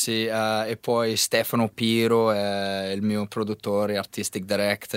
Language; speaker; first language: Italian; non-native, learner; English